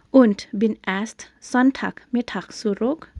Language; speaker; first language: German; non-native, fluent; Thai